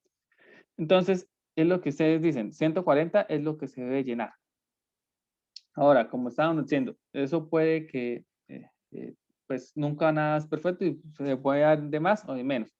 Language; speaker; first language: Spanish; native; Spanish